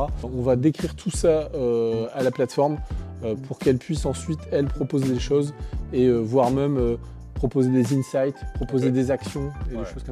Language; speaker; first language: French; native; French